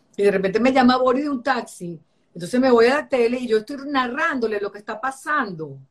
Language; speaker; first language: Spanish; native; Spanish